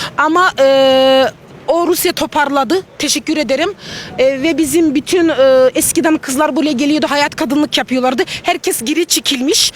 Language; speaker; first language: Turkish; non-native, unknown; Russian